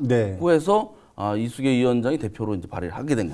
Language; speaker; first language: Korean; native; Korean